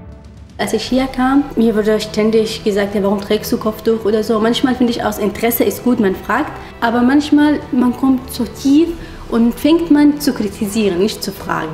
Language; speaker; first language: German; non-native, fluent; Arabic